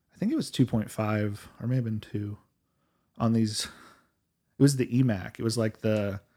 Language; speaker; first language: English; native; English